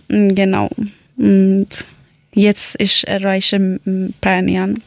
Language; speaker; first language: German; non-native, learner; Persian